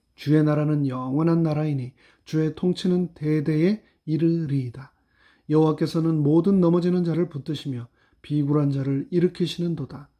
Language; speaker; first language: Korean; native; Korean